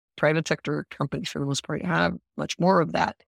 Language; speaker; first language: English; non-native, fluent; Spanish